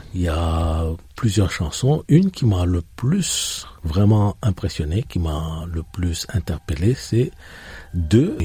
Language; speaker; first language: French; native; French